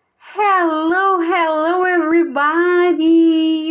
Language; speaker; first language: English; non-native, fluent; Portuguese